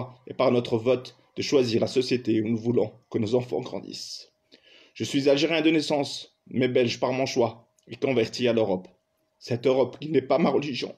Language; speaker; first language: French; non-native, local second language; Kabyle